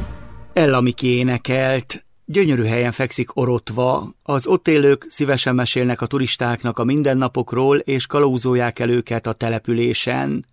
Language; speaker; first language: Hungarian; native; Hungarian